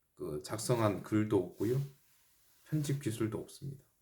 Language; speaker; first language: Korean; native; Korean